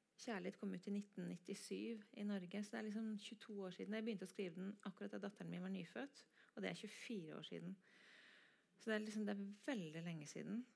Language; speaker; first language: Norwegian; native; Norwegian